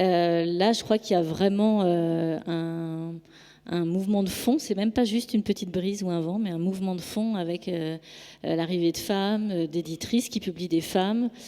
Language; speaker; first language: French; native; French